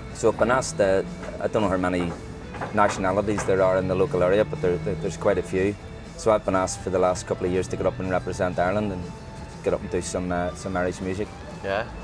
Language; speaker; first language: English; native; English